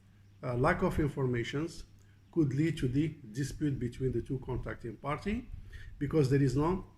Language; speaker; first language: English; non-native, fluent; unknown